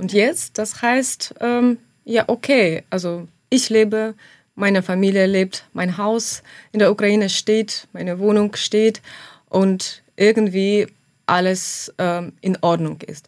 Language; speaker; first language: German; non-native, fluent; Ukrainian